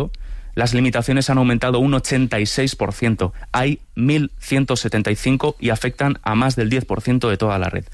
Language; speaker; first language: Spanish; native; Spanish